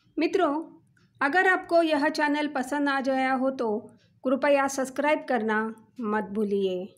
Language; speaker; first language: Hindi; non-native, local second language; Marathi